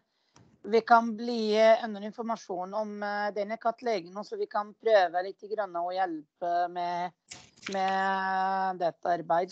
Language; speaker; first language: Norwegian; non-native, fluent; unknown